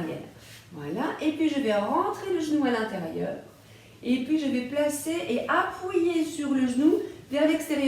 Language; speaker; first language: French; native; French